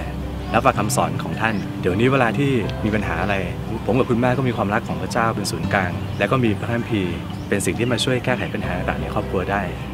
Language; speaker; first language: Thai; native; Thai